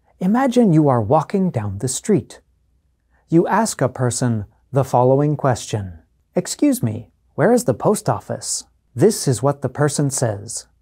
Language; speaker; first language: English; native; English